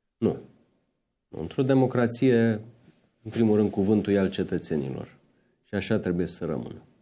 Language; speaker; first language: Romanian; native; Romanian